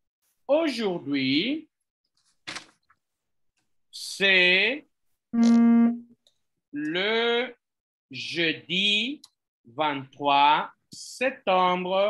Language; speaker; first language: French; non-native, fluent; Spanish